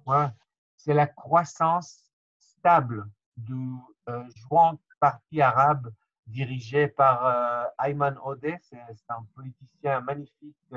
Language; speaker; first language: French; non-native, fluent; Hebrew